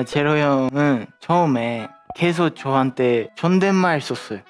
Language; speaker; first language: Korean; non-native, learner; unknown